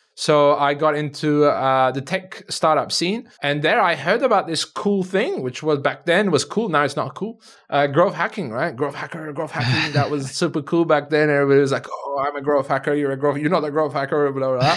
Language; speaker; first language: English; non-native, fluent; Turkish